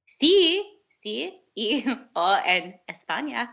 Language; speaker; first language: Spanish; non-native, learner; English